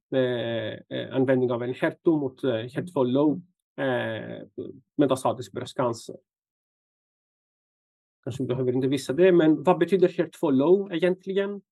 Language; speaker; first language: Swedish; non-native, fluent; Greek